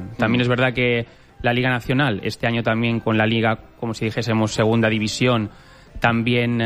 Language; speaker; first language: Spanish; native; Spanish